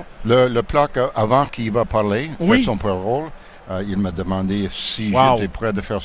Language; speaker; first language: French; non-native, local second language; English